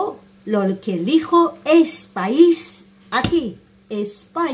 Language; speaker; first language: Spanish; non-native, fluent; Armenian